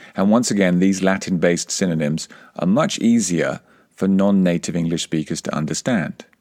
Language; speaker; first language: English; native; English